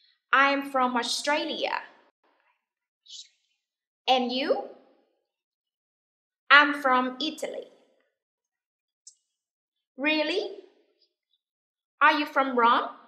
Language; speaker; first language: English; non-native, fluent; Vietnamese